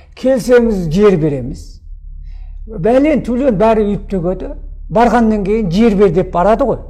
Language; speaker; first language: Kazakh; early bilingual, heritage; Kazakh